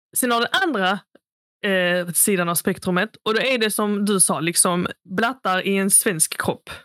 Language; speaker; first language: Swedish; early bilingual, other home language; Arabic